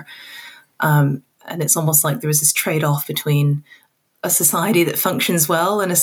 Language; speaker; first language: English; native; English